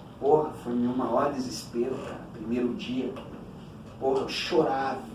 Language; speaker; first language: Portuguese; early bilingual, other home language; Cantonese